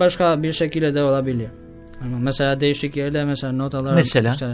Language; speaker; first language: Turkish; non-native, learner; Albanian